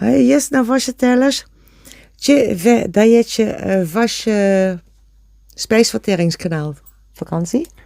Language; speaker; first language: Polish; non-native, learner; Dutch